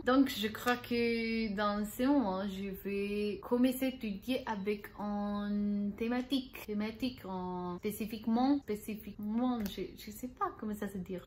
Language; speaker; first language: French; non-native, learner; Spanish